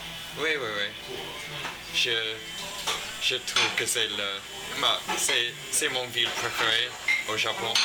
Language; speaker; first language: French; non-native, learner; English